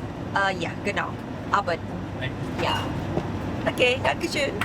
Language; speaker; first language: German; non-native, fluent; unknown